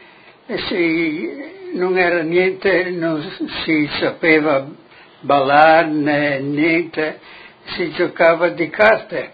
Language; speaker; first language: Italian; non-native, local second language; Friulian